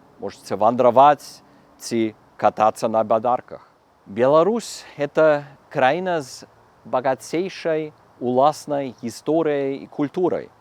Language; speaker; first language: Belarusian; non-native, learner; German